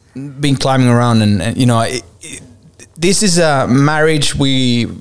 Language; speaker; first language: English; non-native, fluent; Finnish